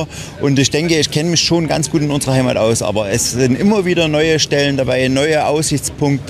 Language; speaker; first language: German; native; German